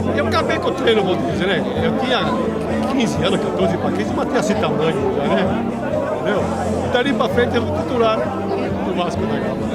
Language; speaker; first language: Portuguese; non-native, fluent; Italian